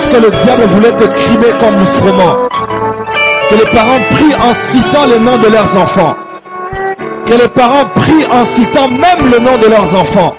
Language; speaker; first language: French; non-native, local second language; Lingala